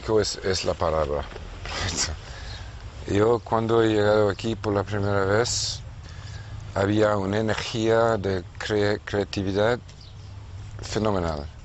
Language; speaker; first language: Spanish; non-native, fluent; English